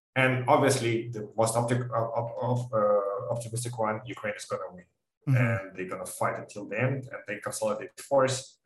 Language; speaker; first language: English; non-native, fluent; Ukrainian